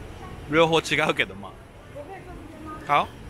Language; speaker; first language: Japanese; native; Japanese